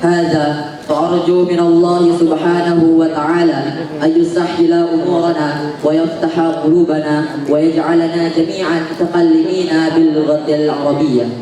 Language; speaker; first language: Arabic; non-native, learner; Indonesian